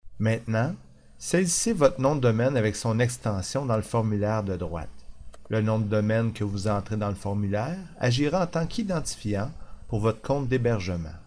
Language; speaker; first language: French; native; French